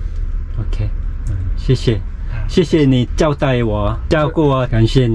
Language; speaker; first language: Chinese; non-native, learner; Korean